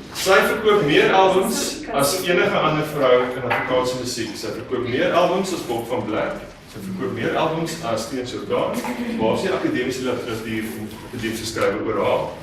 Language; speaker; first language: Afrikaans; native; Afrikaans